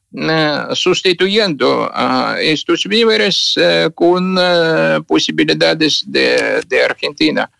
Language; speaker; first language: Spanish; non-native, fluent; Ukrainian